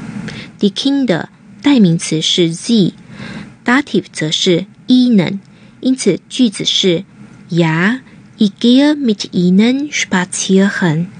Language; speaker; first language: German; non-native, fluent; Chinese